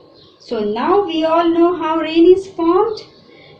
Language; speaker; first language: English; non-native, local second language; Hindi